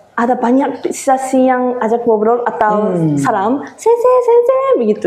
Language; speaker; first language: Indonesian; non-native, fluent; Japanese